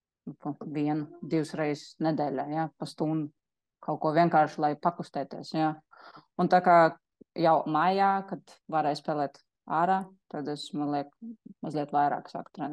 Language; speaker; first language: Latvian; non-native, local second language; Russian